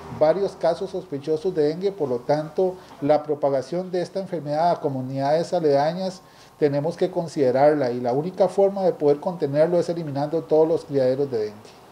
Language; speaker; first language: Spanish; native; Spanish